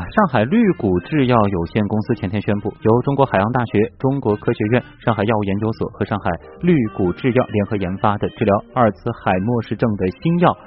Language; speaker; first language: Chinese; native; Chinese